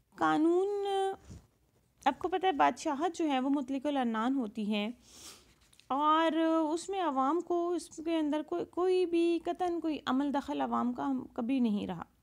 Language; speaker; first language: Urdu; non-native, local second language; Punjabi